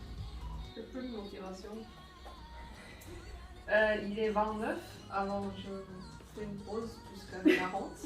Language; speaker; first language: French; non-native, fluent; Korean